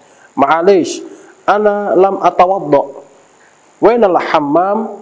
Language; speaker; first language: Arabic; non-native, learner; Indonesian